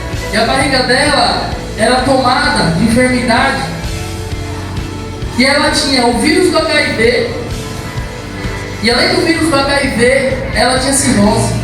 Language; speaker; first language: Portuguese; native; Portuguese